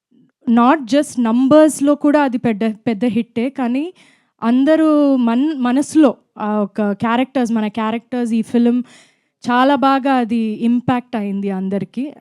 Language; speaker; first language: Telugu; non-native, fluent; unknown